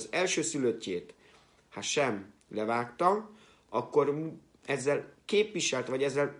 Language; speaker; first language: Hungarian; native; Hungarian